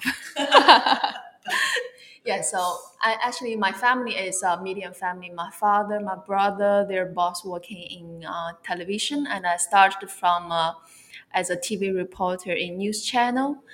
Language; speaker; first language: English; non-native, fluent; Chinese